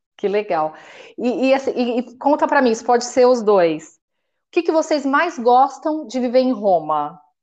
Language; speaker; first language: Portuguese; native; Portuguese